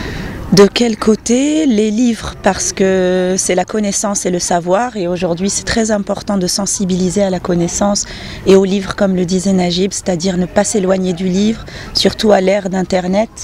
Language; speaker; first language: French; non-native, local second language; Arabic